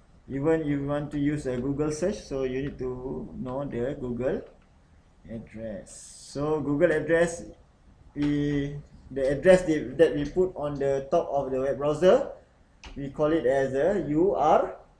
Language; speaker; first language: English; non-native, local second language; Malay